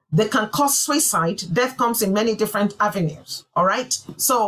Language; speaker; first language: English; non-native, local second language; Yoruba